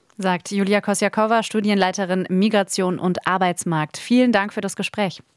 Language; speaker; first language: German; native; German